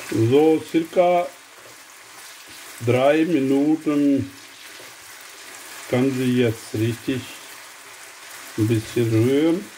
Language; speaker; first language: German; non-native, learner; Urdu